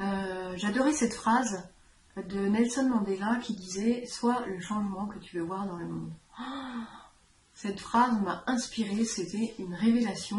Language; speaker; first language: French; native; French